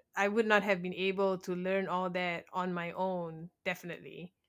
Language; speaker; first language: English; native; English